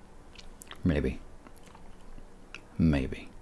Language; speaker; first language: English; native; English